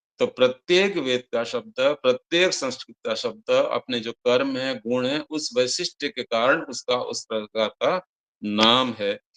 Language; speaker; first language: Hindi; non-native, local second language; Odia